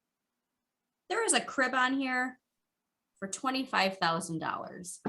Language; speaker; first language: English; native; English